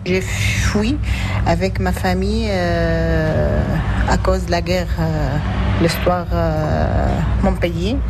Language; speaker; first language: French; non-native, learner; Arabic